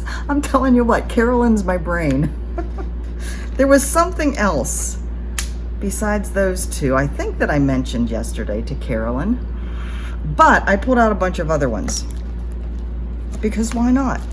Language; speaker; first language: English; native; English